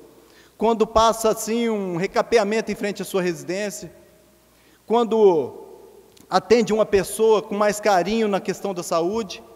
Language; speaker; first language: Portuguese; native; Portuguese